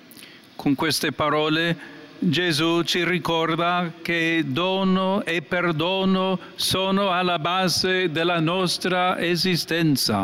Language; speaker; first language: Italian; non-native, fluent; English